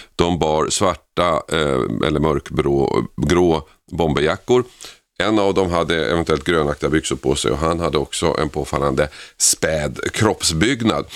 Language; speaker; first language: Swedish; native; Swedish